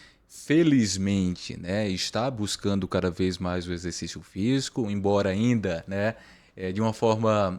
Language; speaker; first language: Portuguese; native; Portuguese